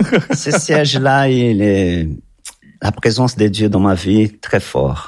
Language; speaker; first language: French; non-native, fluent; Portuguese